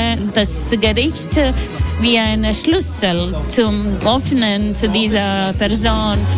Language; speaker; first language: German; non-native, learner; Latvian